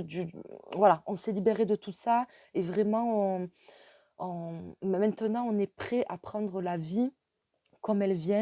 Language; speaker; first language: French; native; French